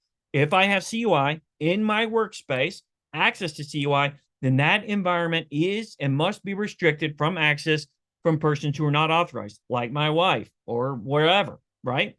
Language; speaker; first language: English; native; English